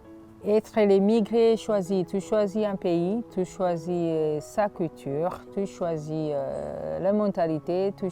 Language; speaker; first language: French; non-native, fluent; Swahili